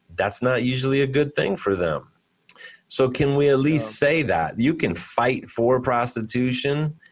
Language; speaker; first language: English; native; English